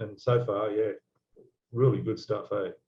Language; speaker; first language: English; native; English